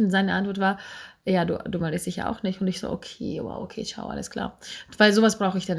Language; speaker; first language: German; native; German